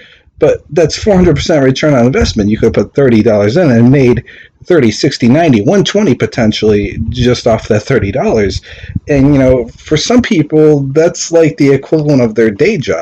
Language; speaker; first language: English; native; English